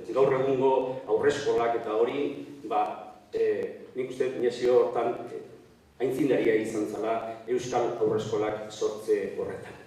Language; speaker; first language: Basque; native; Basque